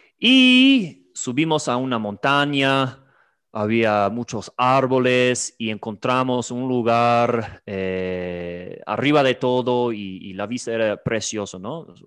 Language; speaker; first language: Spanish; non-native, fluent; English